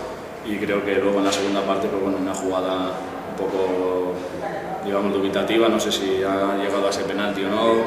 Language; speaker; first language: Spanish; native; Spanish